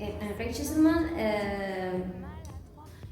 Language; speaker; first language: French; non-native, learner; Spanish